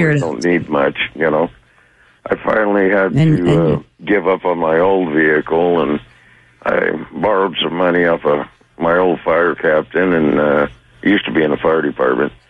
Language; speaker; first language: English; native; English